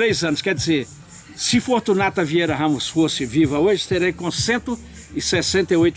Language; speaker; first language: Portuguese; native; Portuguese